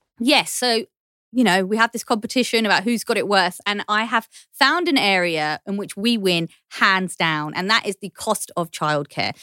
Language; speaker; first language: English; native; English